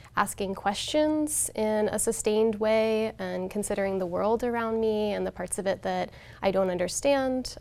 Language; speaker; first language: English; native; English